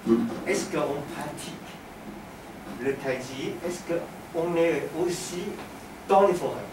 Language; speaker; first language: French; non-native, learner; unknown